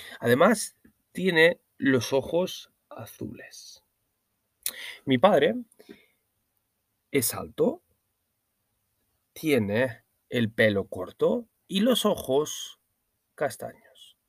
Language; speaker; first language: Spanish; non-native, learner; Norwegian